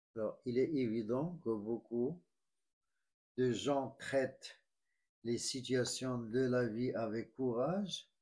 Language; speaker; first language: French; non-native, local second language; Arabic